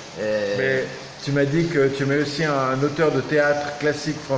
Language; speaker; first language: French; native; French